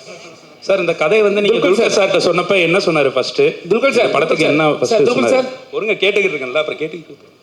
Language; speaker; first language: Tamil; native; Tamil